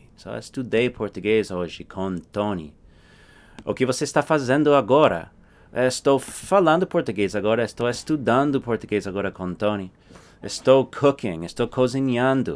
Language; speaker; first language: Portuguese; non-native, fluent; English